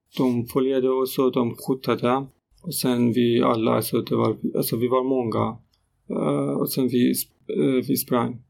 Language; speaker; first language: Swedish; non-native, learner; Persian